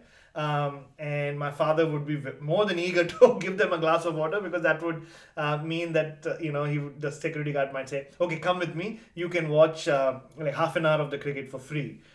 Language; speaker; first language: English; non-native, local second language; Tamil